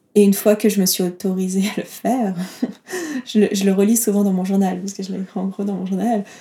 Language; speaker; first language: French; native; French